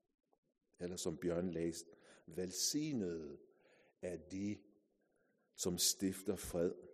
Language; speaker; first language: Danish; non-native, fluent; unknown